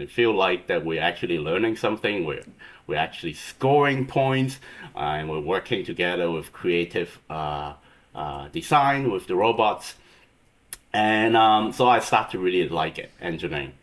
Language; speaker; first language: English; non-native, local second language; Cantonese